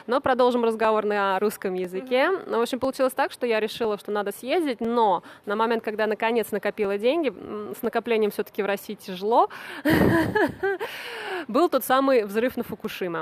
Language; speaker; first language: Russian; native; Russian